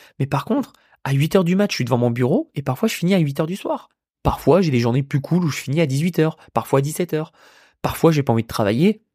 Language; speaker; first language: French; native; French